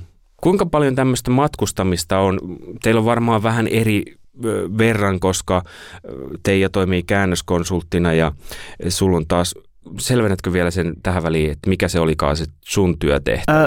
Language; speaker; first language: Finnish; native; Finnish